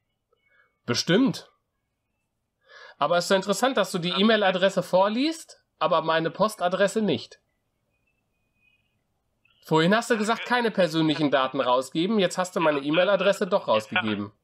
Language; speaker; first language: German; native; German